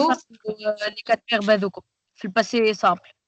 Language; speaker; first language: French; non-native, learner; Arabic